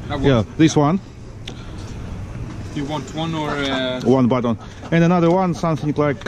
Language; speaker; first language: English; non-native, learner; Russian